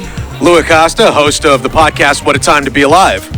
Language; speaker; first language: English; native; English